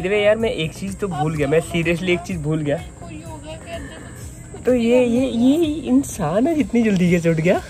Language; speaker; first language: Hindi; native; Hindi